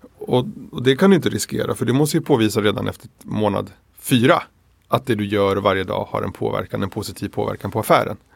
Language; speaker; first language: Swedish; early bilingual, other home language; Spanish